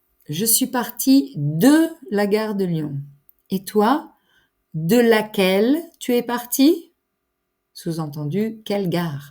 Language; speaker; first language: French; native; French